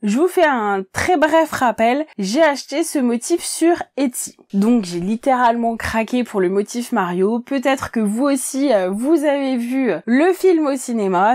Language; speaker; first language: French; native; French